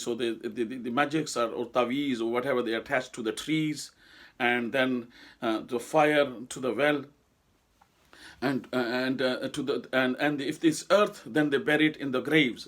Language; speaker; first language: English; non-native, local second language; Urdu